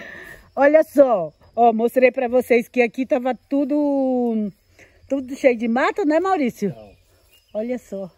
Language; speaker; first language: Portuguese; native; Portuguese